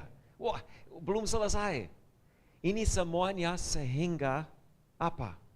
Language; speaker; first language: Indonesian; non-native, fluent; English